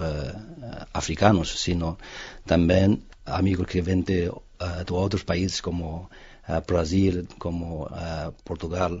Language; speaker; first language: Portuguese; non-native, fluent; Chinese